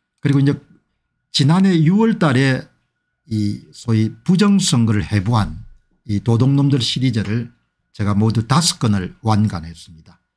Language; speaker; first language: Korean; native; Korean